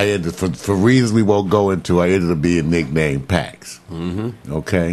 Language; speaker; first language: English; native; English